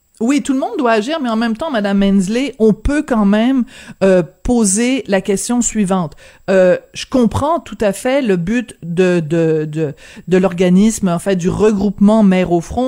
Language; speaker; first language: French; native; French